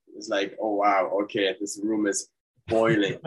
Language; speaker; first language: English; non-native, fluent; German